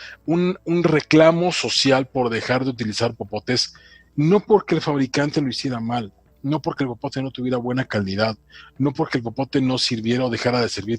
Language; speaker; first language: Spanish; native; Spanish